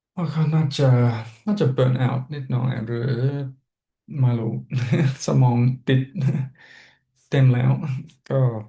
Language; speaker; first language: Thai; non-native, learner; English